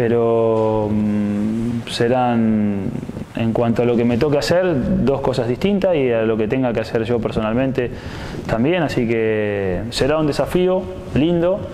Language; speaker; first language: Spanish; native; Spanish